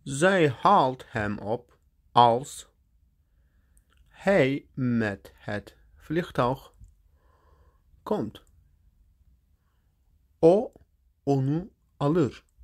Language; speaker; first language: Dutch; non-native, learner; Turkish